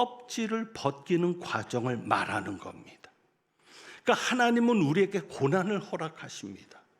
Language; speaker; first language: Korean; native; Korean